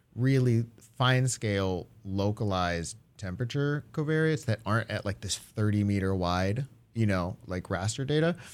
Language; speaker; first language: English; early bilingual, other home language; Japanese